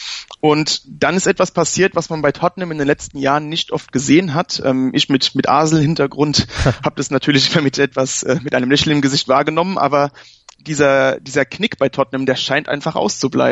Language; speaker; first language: German; native; German